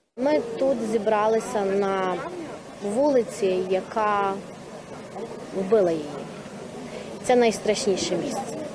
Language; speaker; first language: Ukrainian; native; Ukrainian